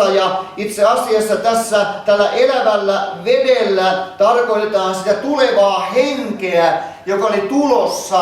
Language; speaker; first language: Finnish; native; Finnish